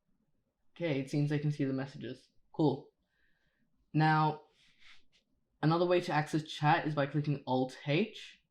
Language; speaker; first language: English; native; English